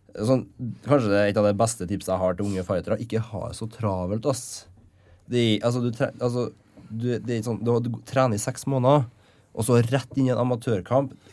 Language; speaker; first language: Norwegian; native; Norwegian